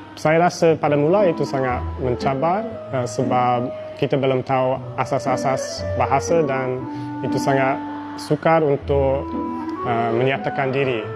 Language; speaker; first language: Malay; non-native, fluent; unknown